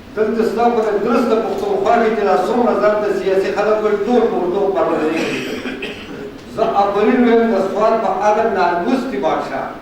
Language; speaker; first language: Pashto; non-native, local second language; Persian